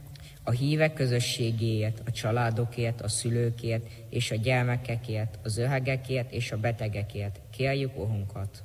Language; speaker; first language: Hungarian; native; Hungarian